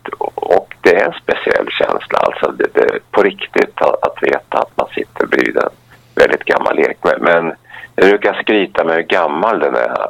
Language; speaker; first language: Swedish; native; Swedish